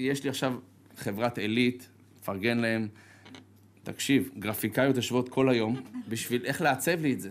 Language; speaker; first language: Hebrew; native; Hebrew